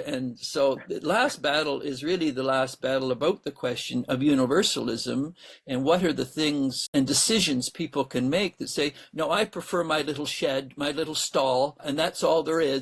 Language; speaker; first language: English; native; English